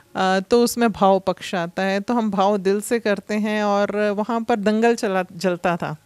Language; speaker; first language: Hindi; native; Hindi